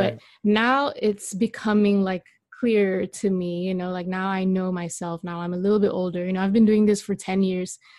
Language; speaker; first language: English; non-native, local second language; Malay